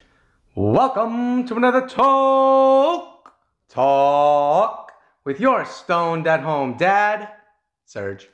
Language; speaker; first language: English; native; English